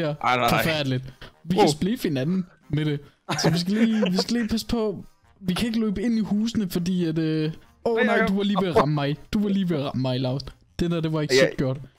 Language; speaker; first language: Danish; native; Danish